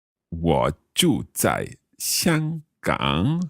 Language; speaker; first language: Chinese; non-native, learner; English